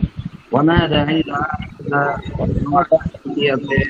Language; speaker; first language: Arabic; non-native, learner; Bangla